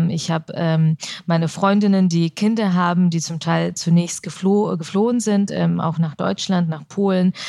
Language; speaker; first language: German; early bilingual, other home language; Russian